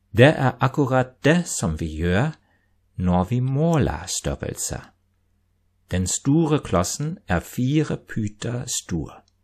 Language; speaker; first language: Norwegian; non-native, fluent; German